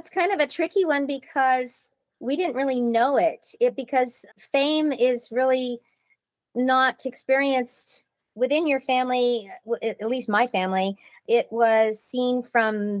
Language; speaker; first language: English; native; English